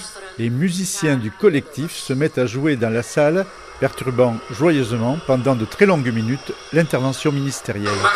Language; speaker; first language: French; native; French